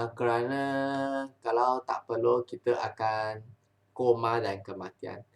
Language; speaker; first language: Malay; non-native, local second language; Chinese